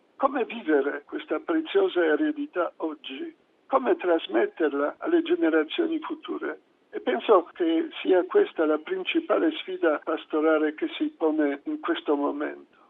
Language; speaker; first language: Italian; non-native, fluent; Polish